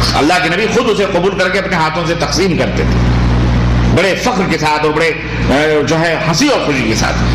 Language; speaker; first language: Urdu; native; Urdu